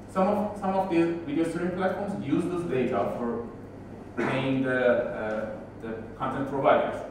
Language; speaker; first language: English; non-native, fluent; Persian